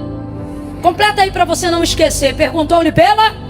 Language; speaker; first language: Portuguese; native; Portuguese